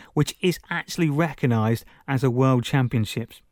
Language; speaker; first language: English; native; English